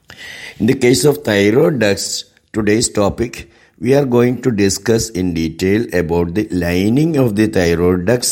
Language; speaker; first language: English; non-native, local second language; Malayalam